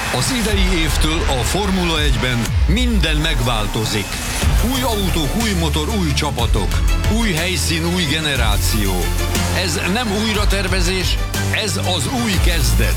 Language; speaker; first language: Hungarian; native; Hungarian